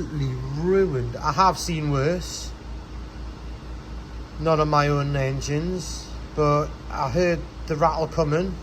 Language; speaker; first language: English; native; English